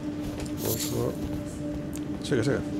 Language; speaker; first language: Spanish; native; Spanish